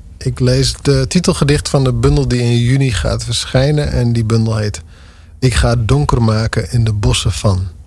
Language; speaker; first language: Dutch; non-native, local second language; Western Frisian